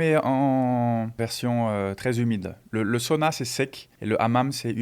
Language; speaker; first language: French; non-native, fluent; Portuguese